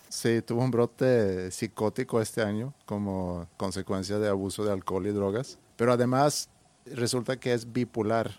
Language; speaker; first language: Spanish; non-native, fluent; Swedish